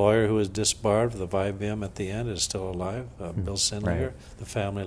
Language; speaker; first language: English; native; English